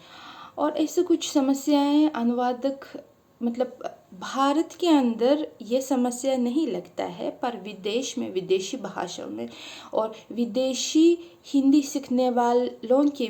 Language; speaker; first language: Hindi; non-native, fluent; Uzbek